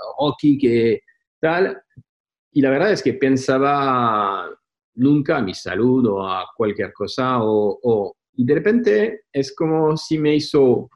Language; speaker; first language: Spanish; non-native, fluent; French